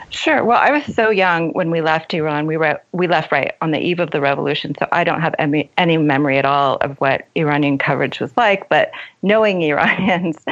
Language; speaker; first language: English; native; English